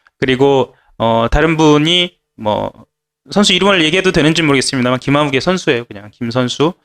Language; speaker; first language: Korean; native; Korean